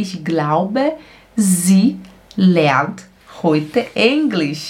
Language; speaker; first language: German; non-native, fluent; Portuguese